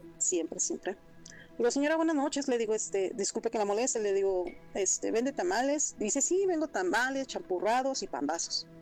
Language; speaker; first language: Spanish; native; Spanish